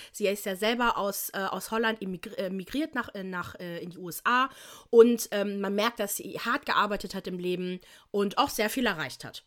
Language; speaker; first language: German; native; German